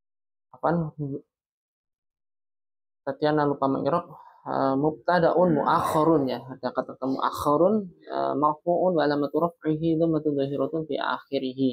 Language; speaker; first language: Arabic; non-native, learner; Indonesian